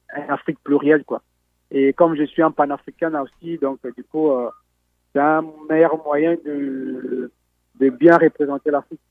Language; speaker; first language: French; non-native, local second language; Lingala